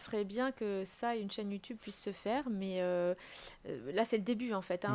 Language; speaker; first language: French; native; French